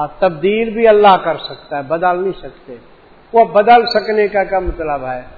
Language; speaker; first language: Urdu; non-native, local second language; Punjabi